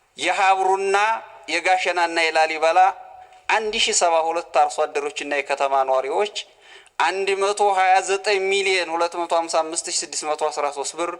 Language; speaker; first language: Amharic; native; Amharic